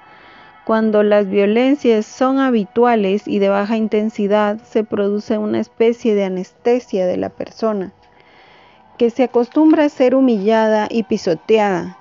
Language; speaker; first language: Spanish; native; Spanish